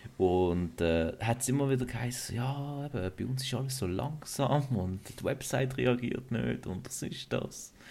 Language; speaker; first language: German; early bilingual, other home language; Kurdish